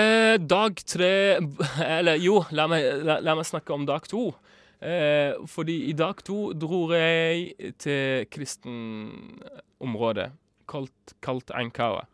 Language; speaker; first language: Norwegian; early bilingual, other home language; Arabic